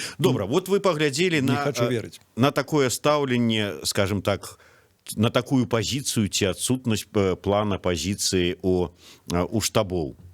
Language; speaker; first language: Belarusian; native; Belarusian